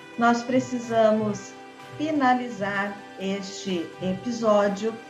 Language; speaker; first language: Portuguese; native; Portuguese